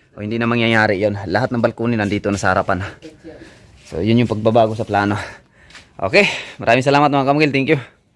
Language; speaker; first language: Filipino; non-native, local second language; Cebuano